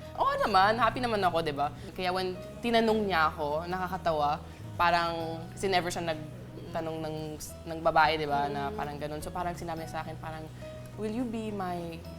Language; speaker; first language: Filipino; early bilingual, heritage; French